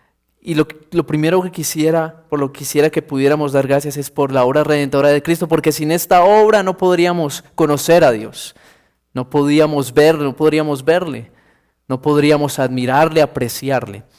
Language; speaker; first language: Spanish; native; Spanish